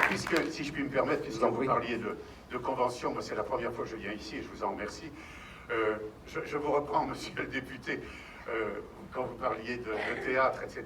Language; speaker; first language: French; native; French